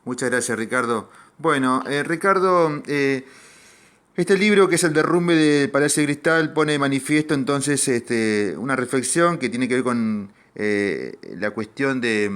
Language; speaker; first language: Spanish; native; Spanish